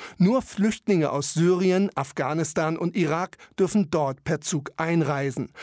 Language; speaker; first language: German; native; German